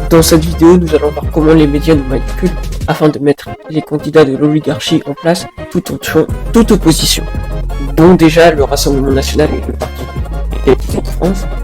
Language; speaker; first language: French; native; French